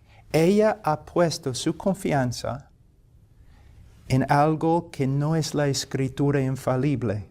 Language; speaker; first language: Spanish; non-native, fluent; English